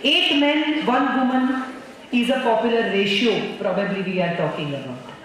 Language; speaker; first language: English; non-native, local second language; Gujarati